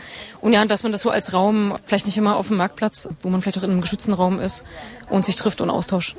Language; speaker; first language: German; native; German